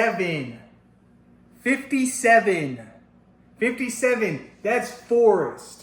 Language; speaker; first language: English; native; English